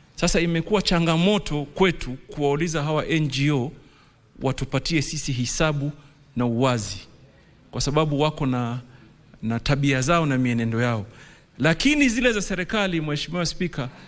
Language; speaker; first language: Swahili; native; Swahili